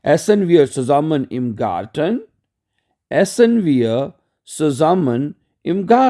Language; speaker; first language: German; non-native, fluent; Urdu